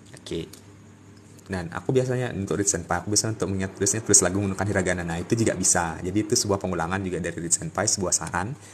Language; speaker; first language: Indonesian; native; Indonesian